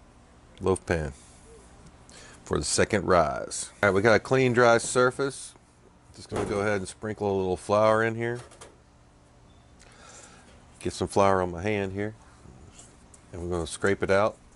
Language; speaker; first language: English; native; English